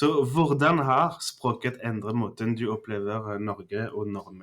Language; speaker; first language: Norwegian; non-native, fluent; French